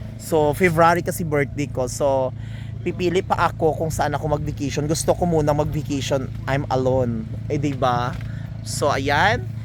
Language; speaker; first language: Filipino; non-native, local second language; Cebuano